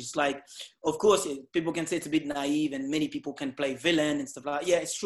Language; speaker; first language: English; non-native, fluent; French